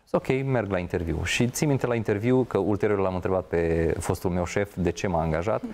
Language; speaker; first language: Romanian; non-native, local second language; Hungarian